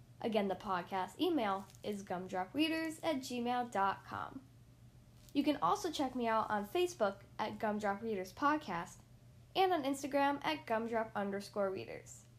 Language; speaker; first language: English; native; English